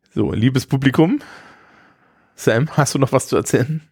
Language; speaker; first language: German; native; German